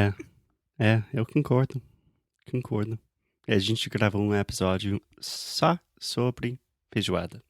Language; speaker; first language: Portuguese; non-native, fluent; English